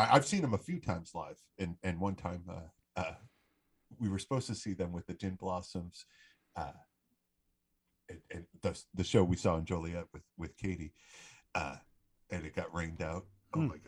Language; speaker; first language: English; native; English